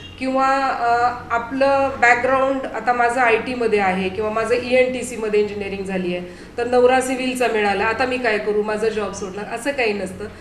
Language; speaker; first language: Marathi; native; Marathi